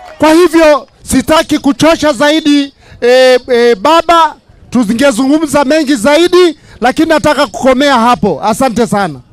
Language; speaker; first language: Swahili; native; Swahili